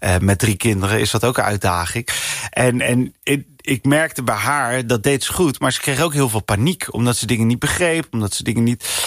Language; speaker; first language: Dutch; early bilingual, other home language; English